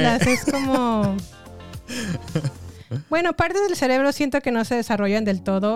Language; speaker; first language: Spanish; native; Spanish